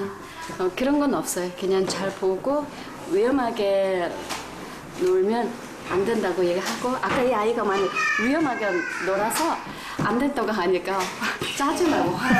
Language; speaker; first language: Korean; non-native, fluent; Mongolian